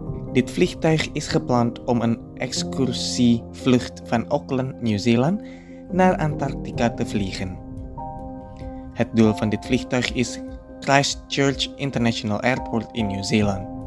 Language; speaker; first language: Dutch; non-native, fluent; Indonesian